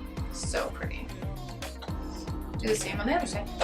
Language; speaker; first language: English; native; English